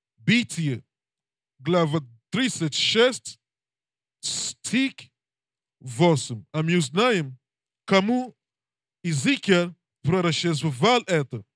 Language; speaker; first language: Russian; non-native, learner; English